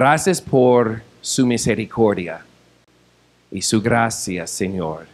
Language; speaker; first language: Spanish; non-native, fluent; English